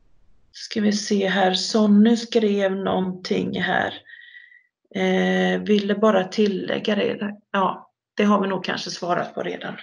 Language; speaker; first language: Swedish; native; Swedish